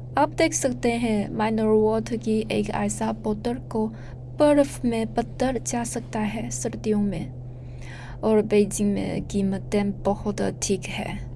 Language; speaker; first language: Hindi; non-native, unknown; Chinese